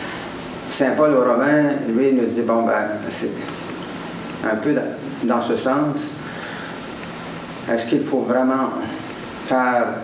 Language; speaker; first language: French; native; French